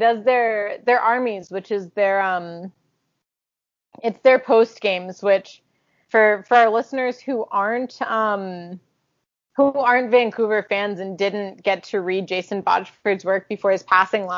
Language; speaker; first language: English; native; English